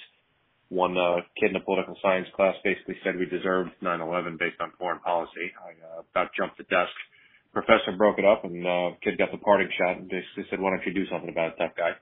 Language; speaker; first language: English; native; English